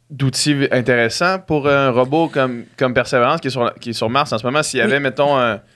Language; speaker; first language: French; native; French